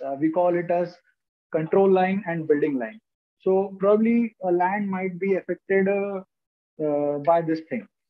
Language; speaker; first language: English; non-native, local second language; Marathi